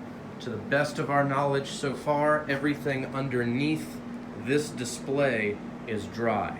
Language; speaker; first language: English; native; English